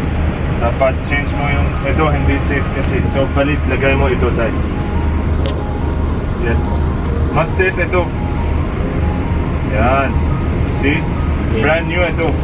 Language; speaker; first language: Filipino; non-native, learner; Arabic